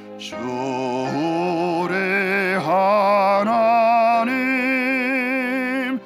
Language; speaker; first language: Korean; native; Korean